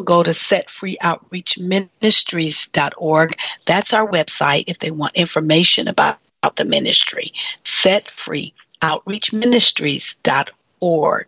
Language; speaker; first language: English; native; English